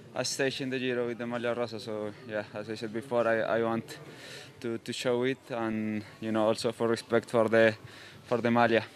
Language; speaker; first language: English; non-native, fluent; Spanish